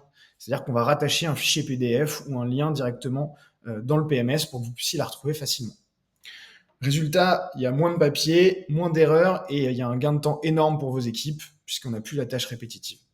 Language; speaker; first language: French; native; French